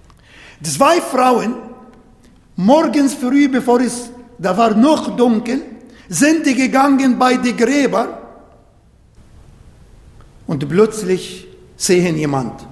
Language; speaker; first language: German; non-native, fluent; Arabic